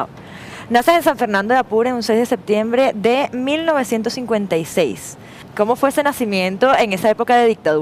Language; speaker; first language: Spanish; native; Spanish